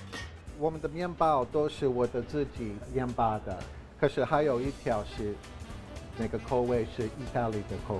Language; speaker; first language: Chinese; non-native, fluent; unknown